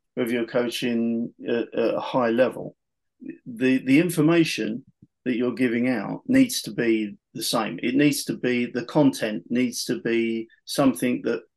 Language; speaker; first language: English; native; English